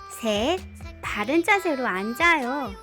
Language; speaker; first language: Korean; native; Korean